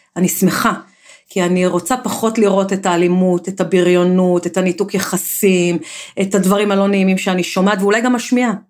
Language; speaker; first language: Hebrew; native; Hebrew